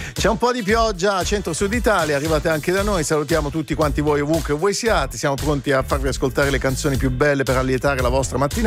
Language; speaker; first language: Italian; native; Italian